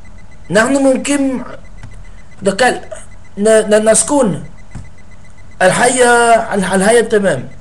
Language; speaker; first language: Arabic; non-native, learner; English